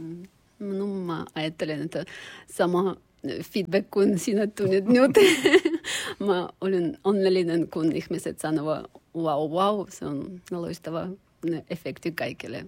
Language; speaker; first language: Finnish; non-native, learner; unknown